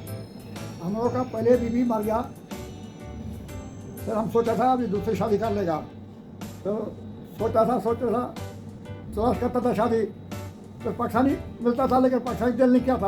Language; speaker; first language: Hindi; non-native, learner; Urdu